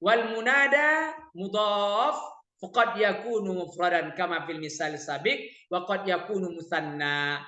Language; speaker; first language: Arabic; non-native, fluent; Indonesian